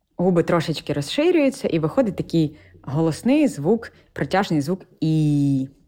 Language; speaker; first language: Ukrainian; native; Ukrainian